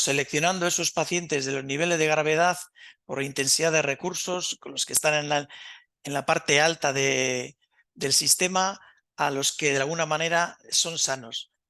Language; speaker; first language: Spanish; native; Spanish